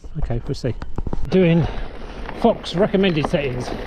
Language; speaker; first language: English; native; English